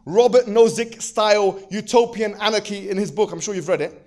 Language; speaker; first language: English; native; English